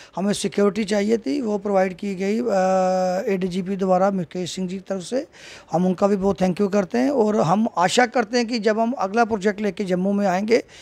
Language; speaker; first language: Hindi; native; Hindi